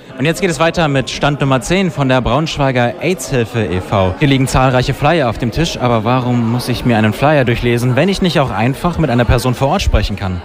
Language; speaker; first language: German; native; German